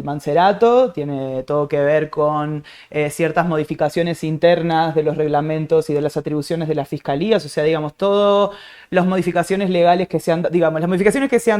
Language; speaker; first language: Spanish; native; Spanish